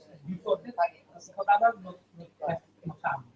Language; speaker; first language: English; non-native, learner; Indonesian